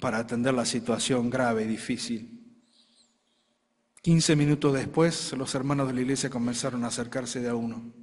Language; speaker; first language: Spanish; native; Spanish